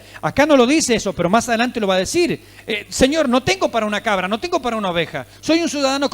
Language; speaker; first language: Spanish; native; Spanish